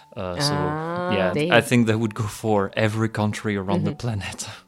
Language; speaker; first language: English; non-native, fluent; French